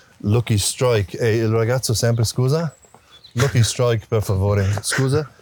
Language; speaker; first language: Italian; non-native, fluent; English